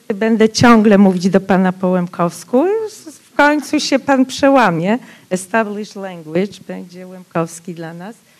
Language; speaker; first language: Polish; non-native, local second language; Rusyn